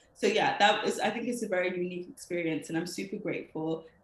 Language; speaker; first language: English; native; English